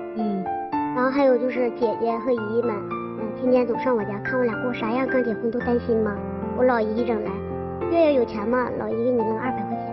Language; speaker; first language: Chinese; native; Chinese